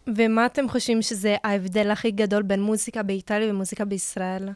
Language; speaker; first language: Hebrew; non-native, fluent; Italian